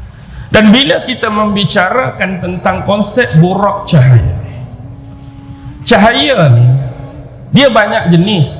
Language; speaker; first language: Malay; native; Malay